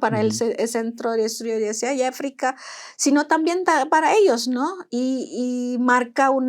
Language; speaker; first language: Spanish; non-native, fluent; Indonesian